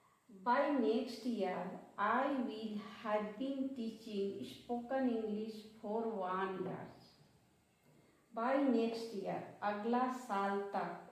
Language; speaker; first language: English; non-native, local second language; Hindi